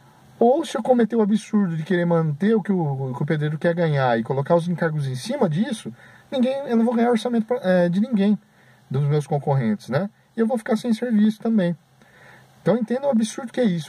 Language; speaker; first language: Portuguese; native; Portuguese